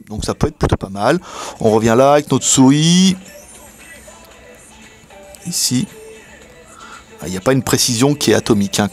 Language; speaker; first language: French; native; French